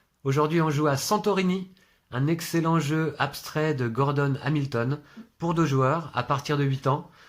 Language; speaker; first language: French; native; French